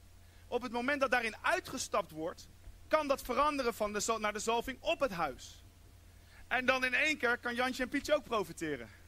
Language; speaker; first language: Dutch; native; Dutch